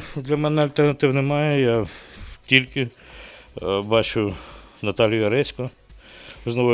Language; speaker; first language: Ukrainian; native; Ukrainian